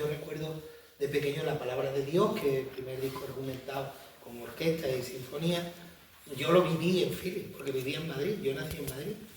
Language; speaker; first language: Spanish; native; Spanish